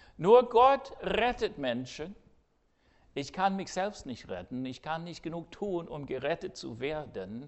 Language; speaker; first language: German; non-native, fluent; English